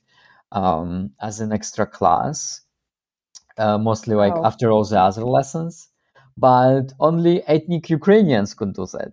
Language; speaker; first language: English; non-native, fluent; Russian